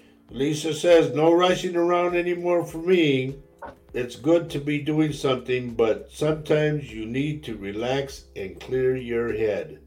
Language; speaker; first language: English; native; English